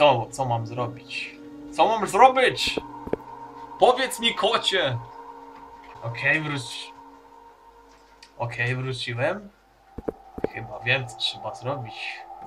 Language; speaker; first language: Polish; native; Polish